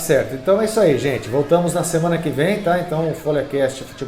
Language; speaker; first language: Portuguese; native; Portuguese